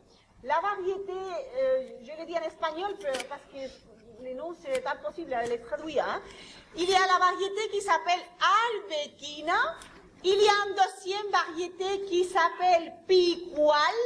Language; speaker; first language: French; non-native, learner; Spanish